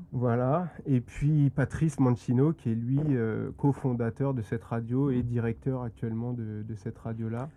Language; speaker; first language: French; native; French